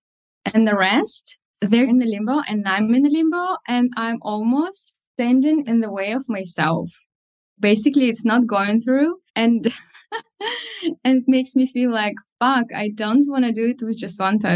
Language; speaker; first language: English; non-native, fluent; Russian